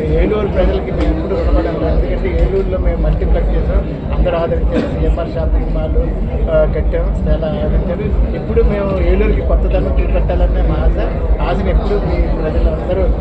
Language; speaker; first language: Telugu; native; Telugu